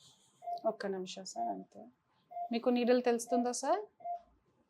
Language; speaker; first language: Telugu; non-native, local second language; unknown